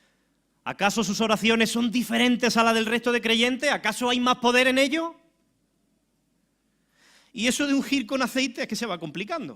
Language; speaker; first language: Spanish; native; Spanish